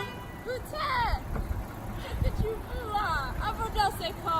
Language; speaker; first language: French; non-native, learner; English